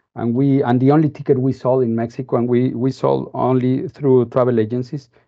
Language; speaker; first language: English; non-native, fluent; Spanish